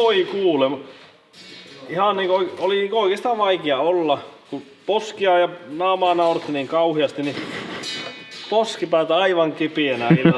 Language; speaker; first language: Finnish; native; Finnish